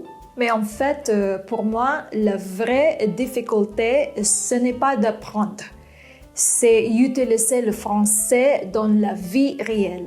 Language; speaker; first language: French; non-native, fluent; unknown